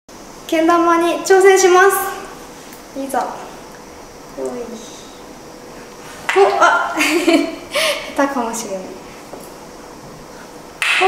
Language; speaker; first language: Japanese; native; Japanese